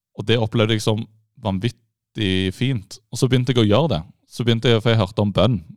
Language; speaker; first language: Norwegian; native; Norwegian